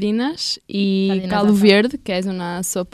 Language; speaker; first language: Spanish; non-native, learner; Portuguese